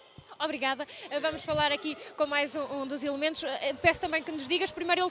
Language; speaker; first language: Portuguese; native; Portuguese